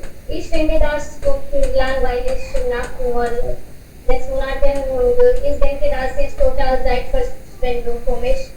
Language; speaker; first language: German; non-native, learner; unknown